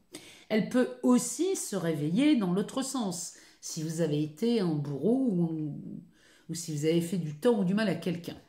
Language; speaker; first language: French; native; French